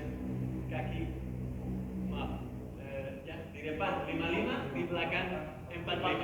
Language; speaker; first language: Indonesian; non-native, learner; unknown